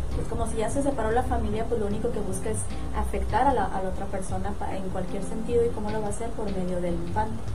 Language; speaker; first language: Spanish; native; Spanish